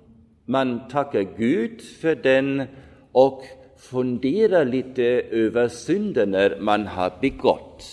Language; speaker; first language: Swedish; non-native, fluent; German